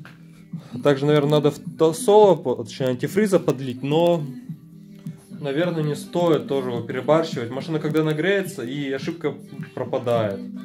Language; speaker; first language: Russian; native; Russian